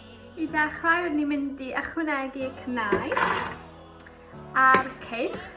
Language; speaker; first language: Welsh; non-native, local second language; English